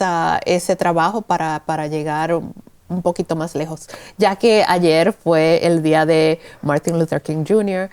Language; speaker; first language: Spanish; early bilingual, heritage; Spanish